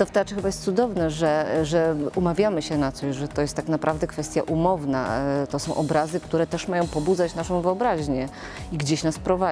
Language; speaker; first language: Polish; native; Polish